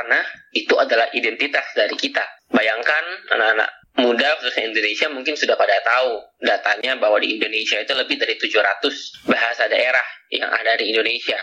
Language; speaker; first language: Indonesian; native; Indonesian